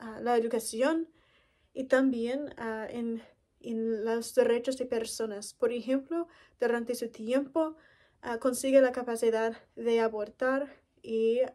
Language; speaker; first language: Spanish; non-native, learner; English